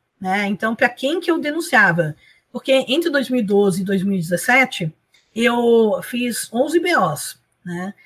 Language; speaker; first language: Portuguese; early bilingual, other home language; Spanish